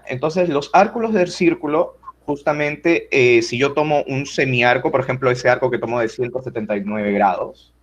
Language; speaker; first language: Spanish; native; Spanish